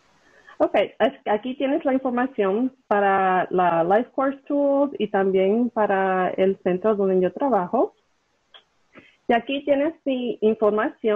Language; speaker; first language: Spanish; early bilingual, heritage; Spanish